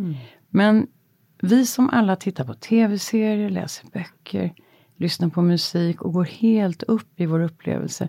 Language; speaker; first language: Swedish; native; Swedish